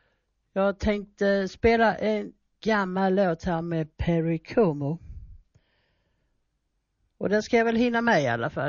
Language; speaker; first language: Swedish; native; Swedish